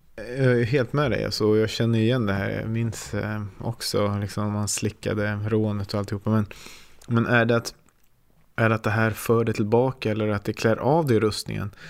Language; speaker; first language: Swedish; native; Swedish